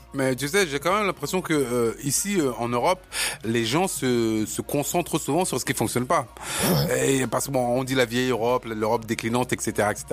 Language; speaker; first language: French; early bilingual, other home language; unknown